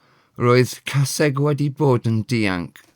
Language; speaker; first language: Welsh; non-native, fluent; English